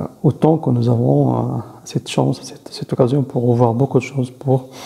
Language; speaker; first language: French; non-native, fluent; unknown